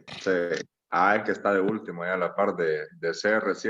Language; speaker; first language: Spanish; native; Spanish